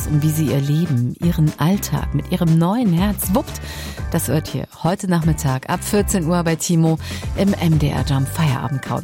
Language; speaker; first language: German; native; German